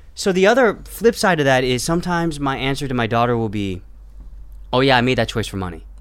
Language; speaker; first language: English; native; English